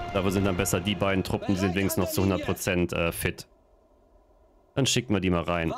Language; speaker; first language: German; native; German